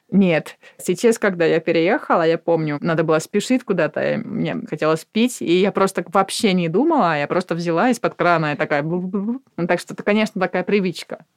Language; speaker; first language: Russian; non-native, fluent; Finnish